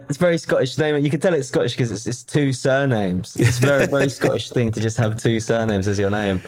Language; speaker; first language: English; native; English